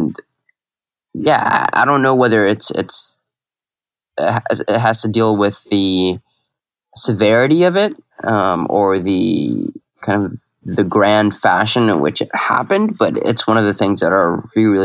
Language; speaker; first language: English; early bilingual, other home language; Arabic